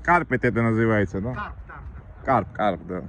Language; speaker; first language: Russian; non-native, fluent; Georgian